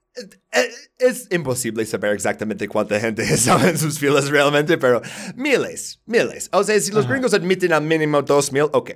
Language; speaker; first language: Spanish; non-native, fluent; English